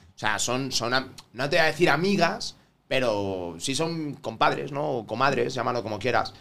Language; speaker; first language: Spanish; native; Spanish